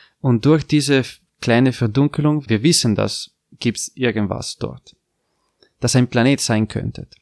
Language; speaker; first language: German; non-native, fluent; Italian